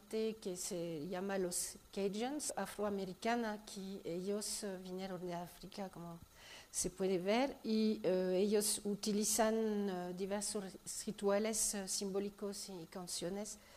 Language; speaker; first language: Spanish; non-native, fluent; French